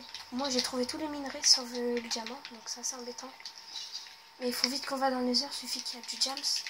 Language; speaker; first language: French; native; French